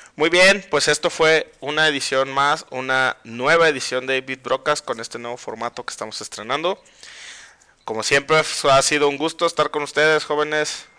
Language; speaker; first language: Spanish; native; Spanish